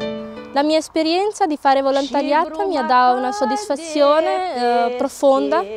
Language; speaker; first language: Italian; non-native, fluent; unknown